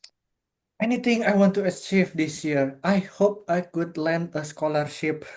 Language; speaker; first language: English; non-native, fluent; Indonesian